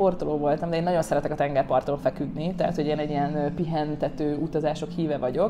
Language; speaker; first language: Hungarian; native; Hungarian